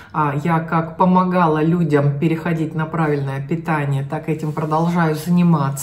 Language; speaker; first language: Russian; native; Russian